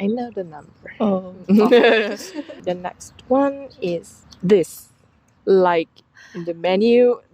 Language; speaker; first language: English; non-native, fluent; Korean